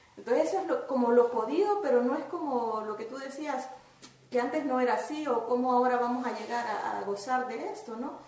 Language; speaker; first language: Spanish; native; Spanish